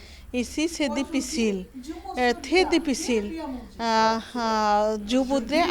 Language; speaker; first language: French; non-native, learner; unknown